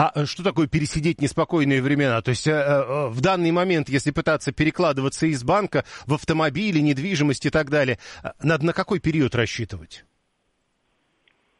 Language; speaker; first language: Russian; native; Russian